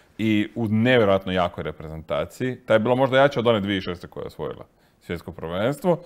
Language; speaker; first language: Croatian; native; Croatian